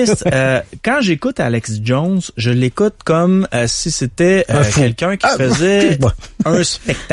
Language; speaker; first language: French; native; French